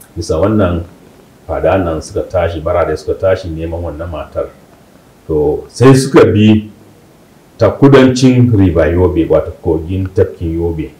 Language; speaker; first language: Hausa; non-native, local second language; Kanuri